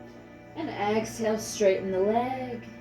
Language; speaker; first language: English; native; English